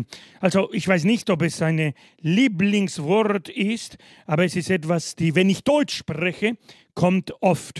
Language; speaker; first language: German; non-native, fluent; Spanish